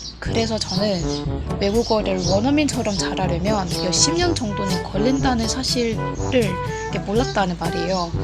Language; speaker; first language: Korean; non-native, fluent; Burmese